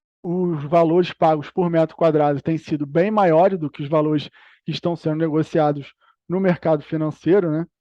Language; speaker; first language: Portuguese; native; Portuguese